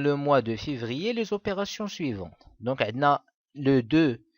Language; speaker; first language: French; non-native, local second language; Arabic